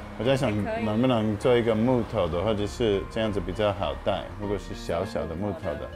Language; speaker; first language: Chinese; non-native, fluent; English